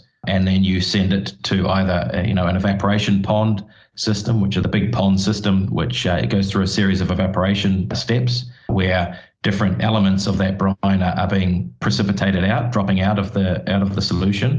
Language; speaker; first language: English; native; English